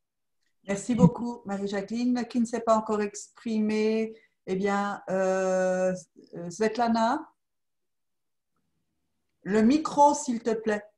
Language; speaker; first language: French; native; French